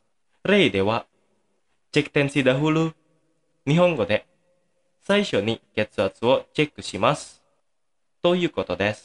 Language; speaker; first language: Japanese; non-native, fluent; Indonesian